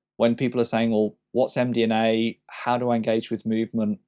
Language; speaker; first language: English; native; English